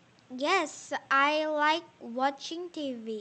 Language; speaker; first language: English; non-native, learner; Korean